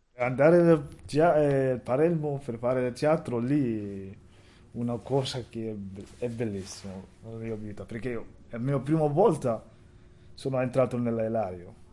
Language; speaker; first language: Italian; non-native, learner; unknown